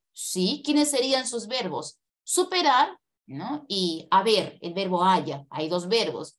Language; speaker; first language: Spanish; native; Spanish